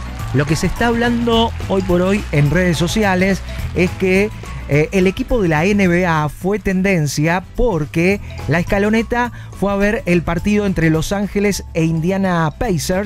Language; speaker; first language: Spanish; native; Spanish